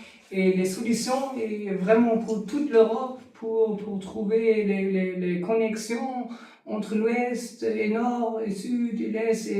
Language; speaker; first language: French; non-native, learner; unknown